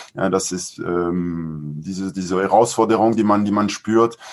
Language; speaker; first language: German; non-native, fluent; French